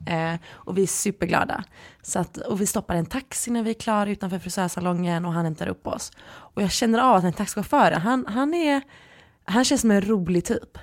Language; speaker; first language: Swedish; early bilingual, other home language; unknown